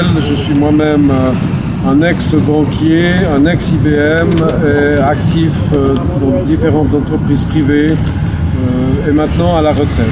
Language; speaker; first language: French; native; French